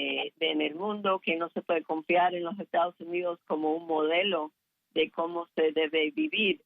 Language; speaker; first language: Spanish; non-native, fluent; English